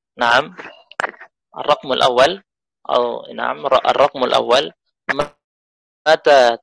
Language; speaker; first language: Arabic; non-native, fluent; Indonesian